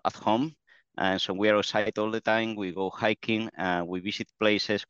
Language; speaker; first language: English; non-native, fluent; Spanish